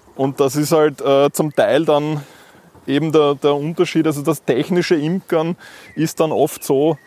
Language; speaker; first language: German; native; German